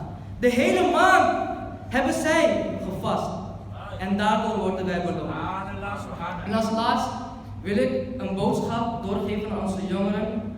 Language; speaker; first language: Dutch; early bilingual, other home language; Urdu